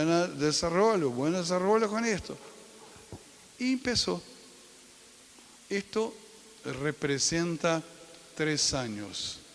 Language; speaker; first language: Spanish; non-native, fluent; Portuguese